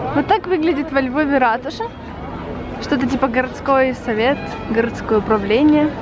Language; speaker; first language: Russian; native; Russian